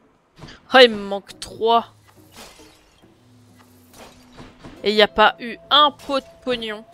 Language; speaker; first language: French; native; French